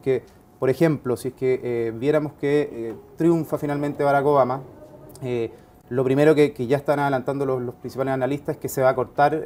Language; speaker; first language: Spanish; native; Spanish